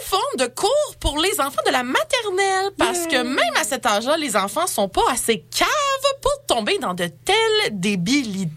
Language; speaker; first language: French; native; French